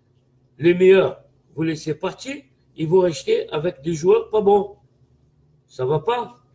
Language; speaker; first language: French; non-native, fluent; Portuguese